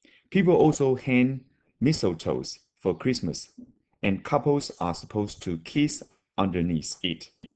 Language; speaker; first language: English; non-native, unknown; Chinese